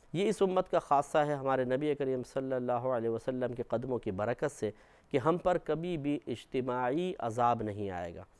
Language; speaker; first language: Urdu; native; Urdu